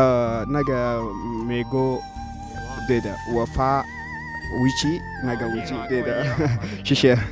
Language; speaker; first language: Chinese; non-native, learner; Oromo